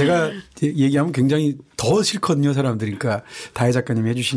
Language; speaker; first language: Korean; native; Korean